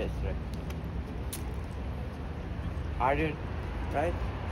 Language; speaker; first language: English; non-native, learner; Uzbek